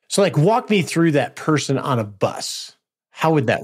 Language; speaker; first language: English; native; English